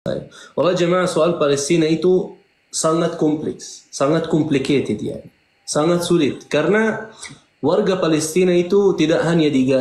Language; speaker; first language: Indonesian; non-native, fluent; Arabic